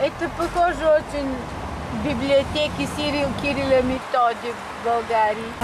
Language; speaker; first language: Russian; non-native, learner; Bulgarian